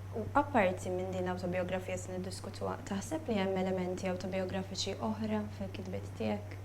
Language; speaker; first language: Maltese; native; Maltese